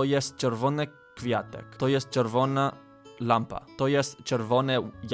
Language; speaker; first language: Polish; non-native, learner; English